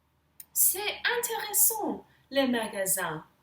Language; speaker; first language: French; non-native, fluent; English